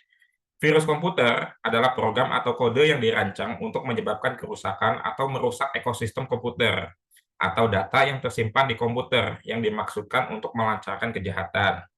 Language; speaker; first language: Indonesian; native; Indonesian